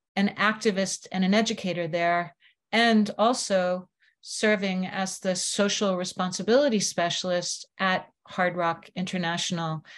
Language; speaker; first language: English; native; English